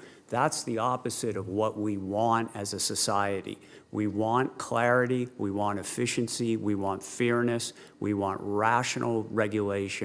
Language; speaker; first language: English; native; English